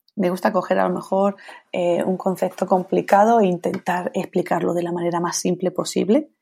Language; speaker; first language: Spanish; native; Spanish